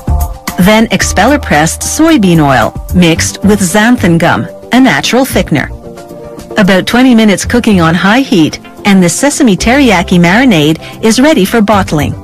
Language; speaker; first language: English; native; English